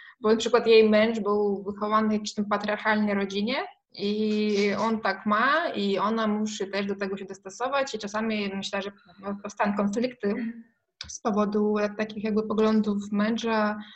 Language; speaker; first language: Polish; non-native, fluent; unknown